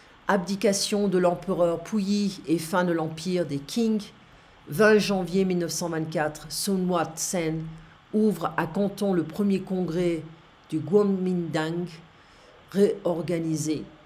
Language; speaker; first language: French; native; French